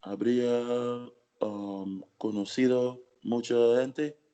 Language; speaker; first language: Spanish; non-native, learner; English